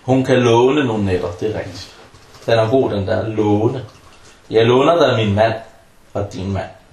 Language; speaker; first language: Danish; non-native, fluent; Arabic